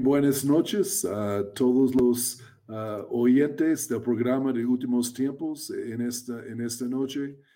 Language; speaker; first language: Spanish; non-native, fluent; English